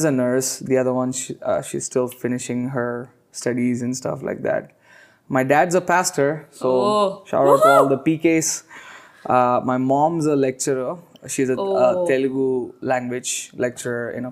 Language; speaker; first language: English; non-native, local second language; Telugu